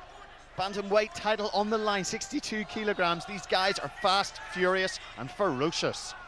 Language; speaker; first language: English; native; English